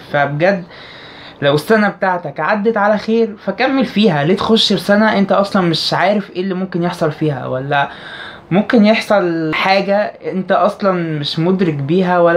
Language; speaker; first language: Arabic; native; Arabic